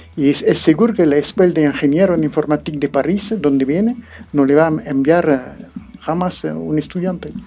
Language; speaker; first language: Spanish; non-native, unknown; French